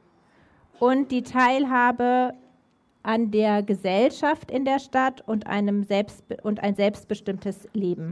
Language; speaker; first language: German; native; German